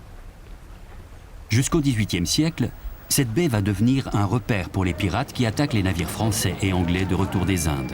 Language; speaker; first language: French; native; French